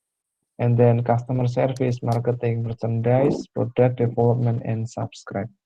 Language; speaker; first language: English; non-native, fluent; Indonesian